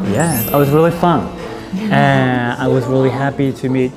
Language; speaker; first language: English; non-native, learner; Korean